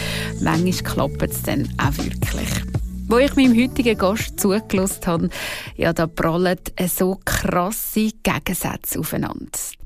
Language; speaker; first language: German; native; German